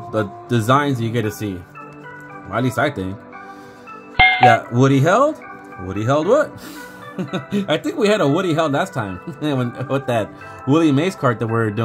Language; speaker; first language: English; native; English